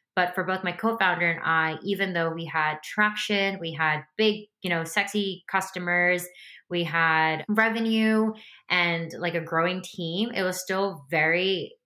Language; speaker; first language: English; native; English